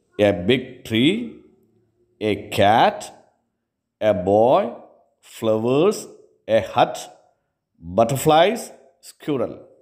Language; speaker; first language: English; non-native, local second language; Malayalam